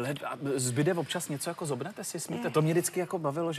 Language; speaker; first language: Czech; native; Czech